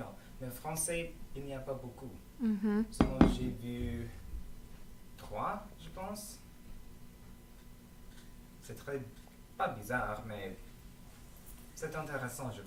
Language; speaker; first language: French; non-native, learner; English